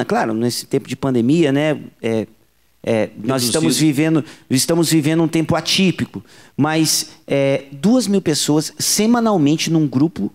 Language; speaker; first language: Portuguese; native; Portuguese